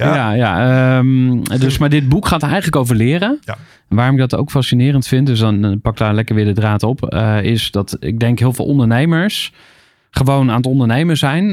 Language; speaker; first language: Dutch; native; Dutch